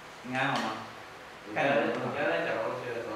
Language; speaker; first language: Chinese; native; Chinese